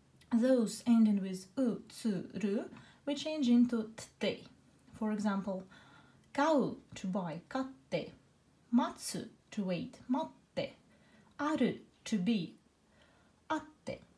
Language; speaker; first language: English; non-native, fluent; Russian